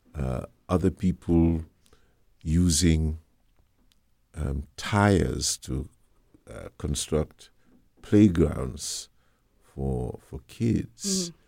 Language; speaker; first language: English; non-native, local second language; Krio